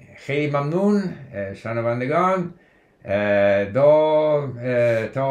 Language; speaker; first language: Persian; non-native, learner; English